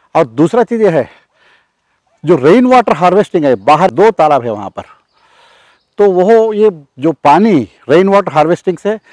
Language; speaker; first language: Hindi; non-native, local second language; Telugu